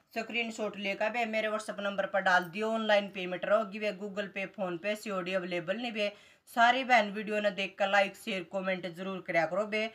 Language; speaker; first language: Hindi; native; Hindi